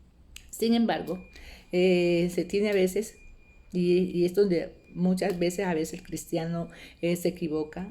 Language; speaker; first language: Spanish; native; Spanish